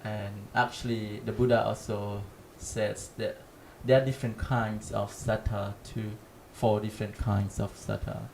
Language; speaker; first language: English; non-native, learner; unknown